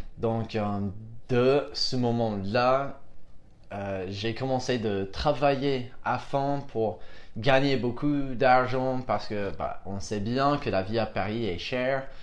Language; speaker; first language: French; non-native, fluent; English